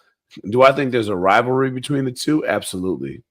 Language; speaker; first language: English; native; English